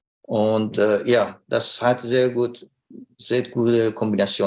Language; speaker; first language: German; non-native, learner; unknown